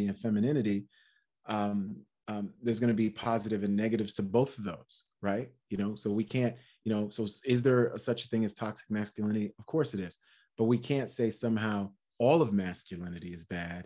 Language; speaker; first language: English; native; English